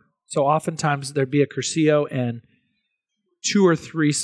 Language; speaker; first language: English; native; English